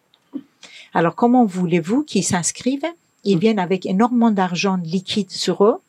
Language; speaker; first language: French; non-native, fluent; Persian